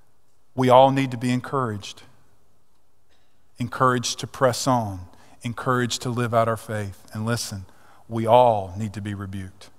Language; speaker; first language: English; native; English